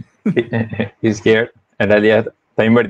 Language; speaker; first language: Spanish; native; Spanish